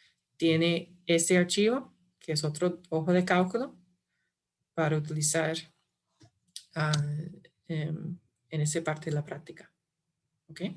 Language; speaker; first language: Spanish; non-native, fluent; English